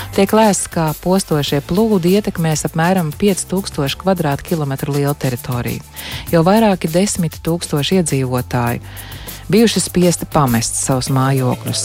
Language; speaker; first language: Latvian; native; Latvian